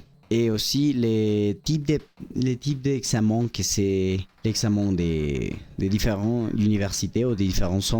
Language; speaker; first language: French; non-native, learner; Spanish